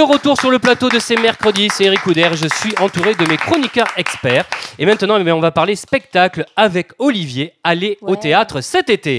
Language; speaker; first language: French; native; French